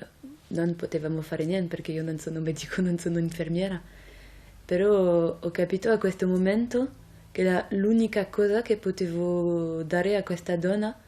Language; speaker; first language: Italian; non-native, fluent; French